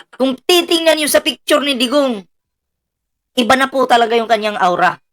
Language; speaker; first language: Filipino; native; Filipino